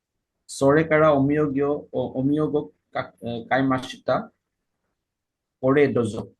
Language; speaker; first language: Japanese; non-native, learner; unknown